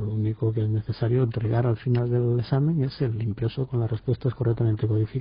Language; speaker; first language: Spanish; native; Spanish